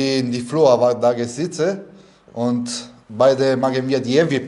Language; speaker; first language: German; non-native, learner; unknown